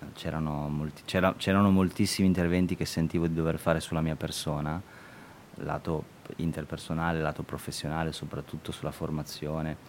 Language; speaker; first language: Italian; early bilingual, other home language; Albanian